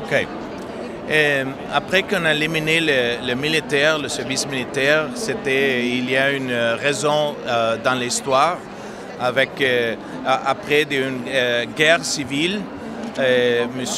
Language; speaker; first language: French; non-native, fluent; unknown